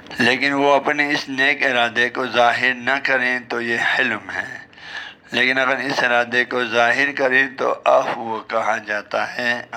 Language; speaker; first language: Urdu; non-native, local second language; Balti